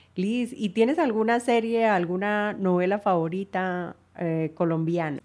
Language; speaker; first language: Spanish; native; Spanish